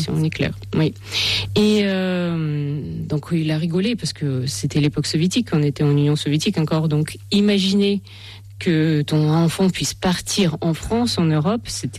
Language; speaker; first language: French; non-native, fluent; Russian